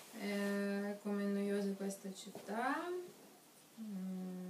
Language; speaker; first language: Italian; non-native, learner; Russian